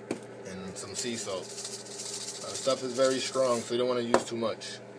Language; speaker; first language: English; native; English